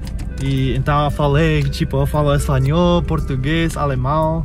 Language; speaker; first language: Portuguese; non-native, fluent; English